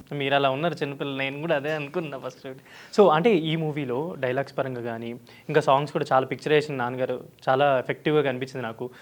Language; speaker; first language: Telugu; native; Telugu